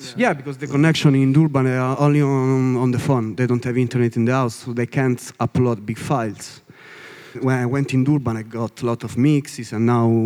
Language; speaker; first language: English; non-native, learner; Italian